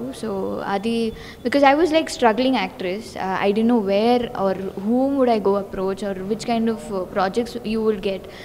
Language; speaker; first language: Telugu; non-native, learner; Tamil